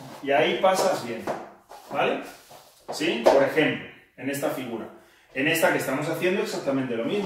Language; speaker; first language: Spanish; native; Spanish